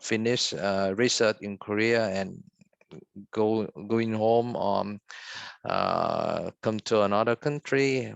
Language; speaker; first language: English; non-native, fluent; Vietnamese